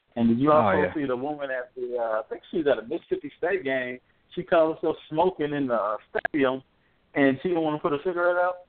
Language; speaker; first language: English; native; English